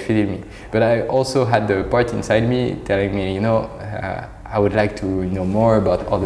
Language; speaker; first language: English; non-native, fluent; French